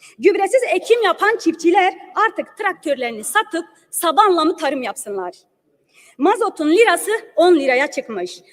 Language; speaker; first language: Turkish; non-native, local second language; Kurdish